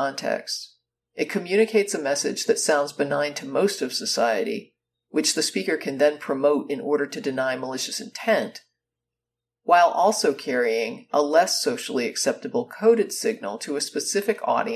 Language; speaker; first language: English; native; English